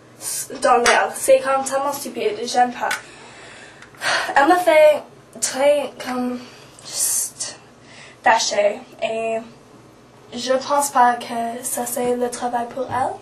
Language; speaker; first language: French; non-native, learner; English